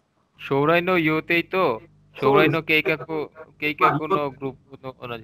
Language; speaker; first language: Japanese; non-native, learner; Bangla